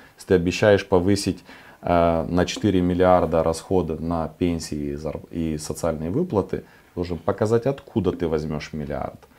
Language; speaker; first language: Russian; non-native, local second language; Romanian